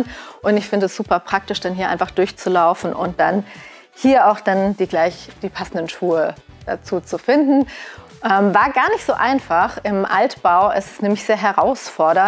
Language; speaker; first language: German; native; German